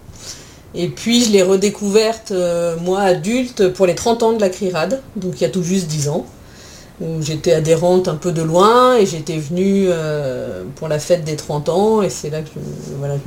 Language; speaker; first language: French; native; French